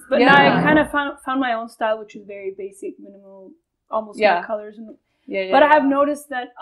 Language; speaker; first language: English; non-native, fluent; Spanish